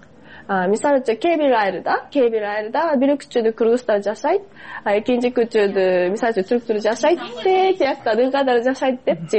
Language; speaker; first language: Kyrgyz; non-native, fluent; Japanese